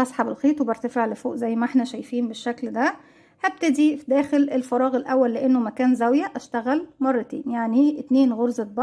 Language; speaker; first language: Arabic; native; Arabic